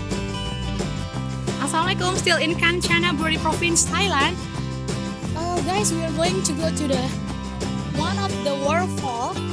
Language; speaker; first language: English; non-native, local second language; Indonesian